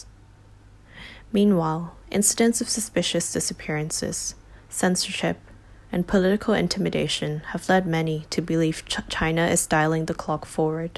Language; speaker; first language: English; non-native, local second language; Cantonese